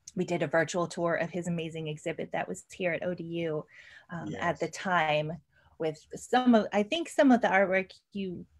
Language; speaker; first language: English; native; English